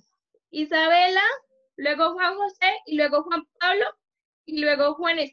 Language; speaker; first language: Spanish; native; Spanish